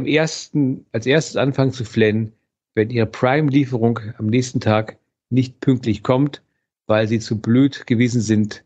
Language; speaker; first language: German; native; German